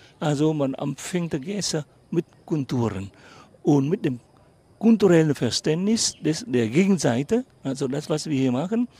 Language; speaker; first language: German; non-native, fluent; Vietnamese